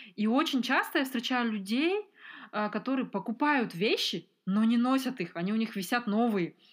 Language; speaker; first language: Russian; native; Russian